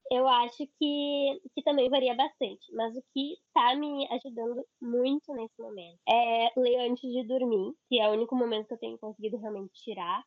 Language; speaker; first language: Portuguese; native; Portuguese